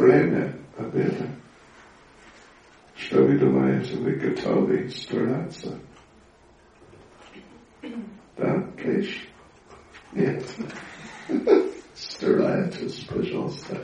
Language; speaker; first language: Russian; non-native, learner; English